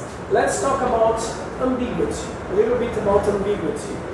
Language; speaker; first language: English; non-native, fluent; Portuguese